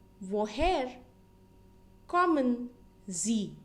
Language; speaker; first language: German; non-native, fluent; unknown